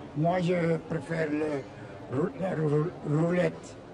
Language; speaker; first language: French; non-native, learner; Chinese